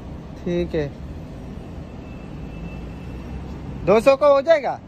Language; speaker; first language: Hindi; non-native, local second language; Telugu